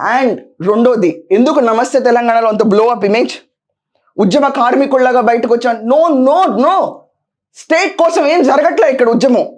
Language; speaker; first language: Telugu; native; Telugu